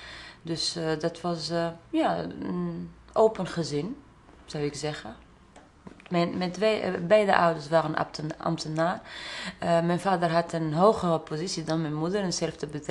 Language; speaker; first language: Dutch; non-native, fluent; Arabic